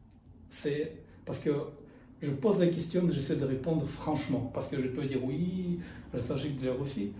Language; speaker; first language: French; non-native, fluent; Russian